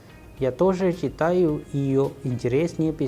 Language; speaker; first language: Russian; non-native, fluent; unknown